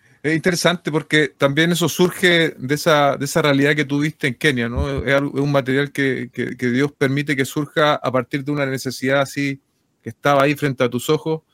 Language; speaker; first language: Spanish; native; Spanish